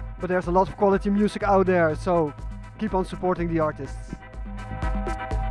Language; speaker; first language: English; non-native, fluent; Dutch